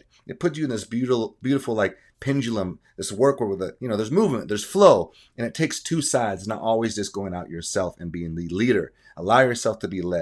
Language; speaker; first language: English; native; English